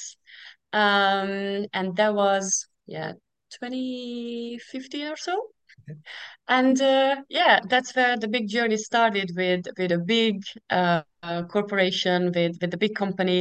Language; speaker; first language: English; non-native, fluent; Hungarian